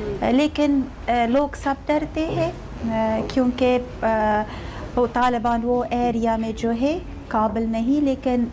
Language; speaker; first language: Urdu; non-native, fluent; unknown